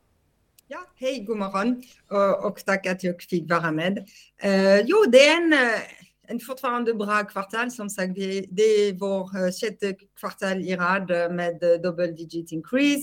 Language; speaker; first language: Swedish; non-native, fluent; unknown